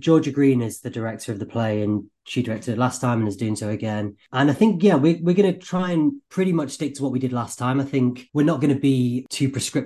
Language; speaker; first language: English; native; English